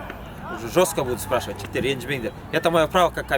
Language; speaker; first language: Russian; non-native, local second language; Kazakh